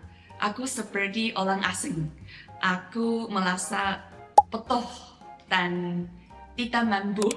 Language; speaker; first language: Indonesian; non-native, fluent; Chinese